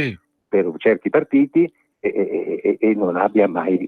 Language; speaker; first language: Italian; native; Italian